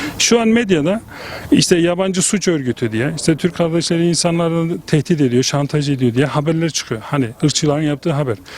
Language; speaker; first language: Turkish; early bilingual, heritage; Turkish